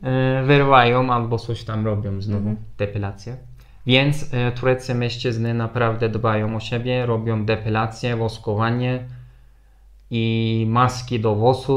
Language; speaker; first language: Polish; non-native, fluent; Turkish